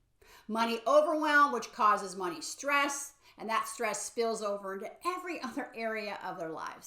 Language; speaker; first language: English; native; English